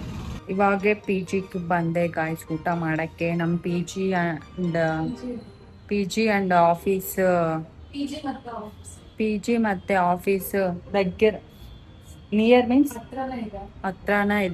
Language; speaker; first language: Kannada; non-native, learner; Telugu